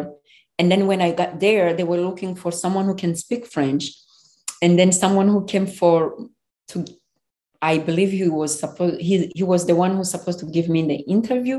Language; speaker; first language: English; non-native, local second language; Kinyarwanda